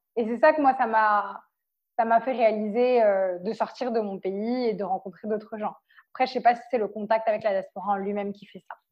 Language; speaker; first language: French; native; French